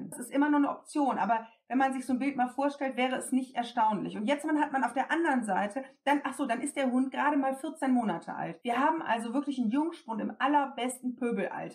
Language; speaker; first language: German; native; German